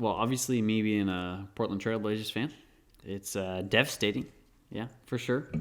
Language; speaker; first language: English; native; English